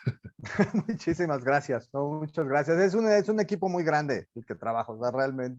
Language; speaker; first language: Spanish; native; Spanish